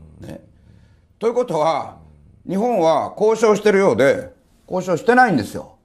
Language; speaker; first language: Japanese; native; Japanese